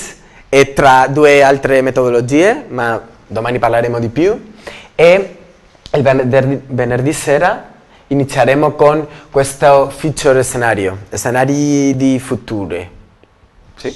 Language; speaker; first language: Italian; non-native, learner; Spanish